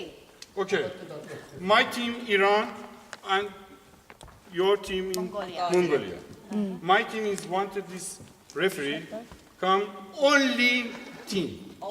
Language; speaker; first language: English; non-native, learner; Persian